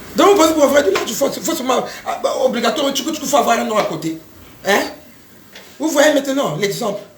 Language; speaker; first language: French; non-native, local second language; Lingala